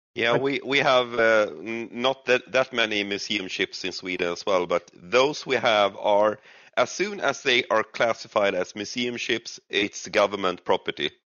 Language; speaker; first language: English; non-native, fluent; Swedish